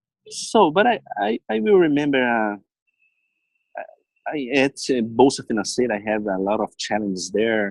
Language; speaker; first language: English; non-native, learner; Portuguese